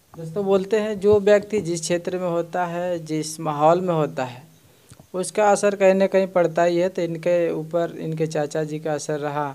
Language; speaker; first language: Hindi; native; Hindi